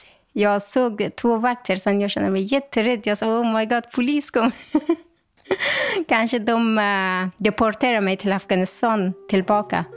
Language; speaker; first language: Swedish; non-native, local second language; Persian